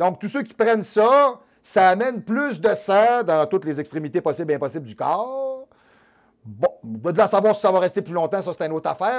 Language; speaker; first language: French; native; French